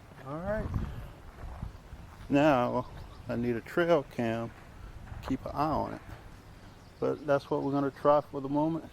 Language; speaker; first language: English; native; English